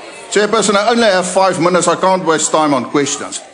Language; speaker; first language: English; non-native, local second language; Afrikaans